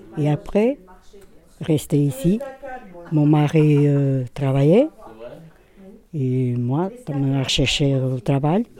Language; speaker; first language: French; non-native, learner; Portuguese